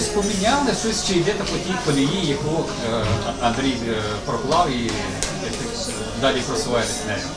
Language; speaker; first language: Ukrainian; native; Ukrainian